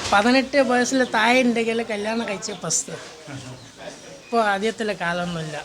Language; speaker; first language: Malayalam; non-native, local second language; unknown